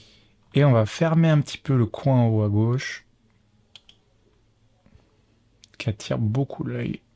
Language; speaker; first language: French; native; French